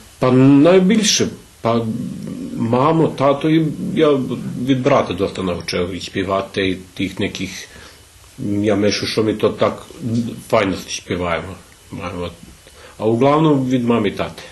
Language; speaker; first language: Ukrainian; early bilingual, heritage; Ukrainian